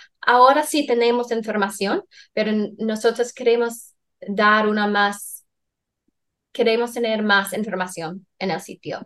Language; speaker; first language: Spanish; non-native, fluent; English